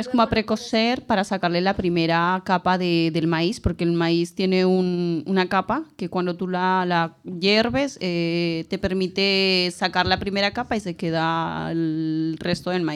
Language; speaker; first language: Spanish; native; Spanish